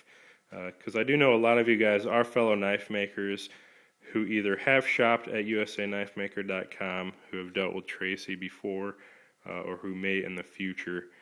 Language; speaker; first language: English; native; English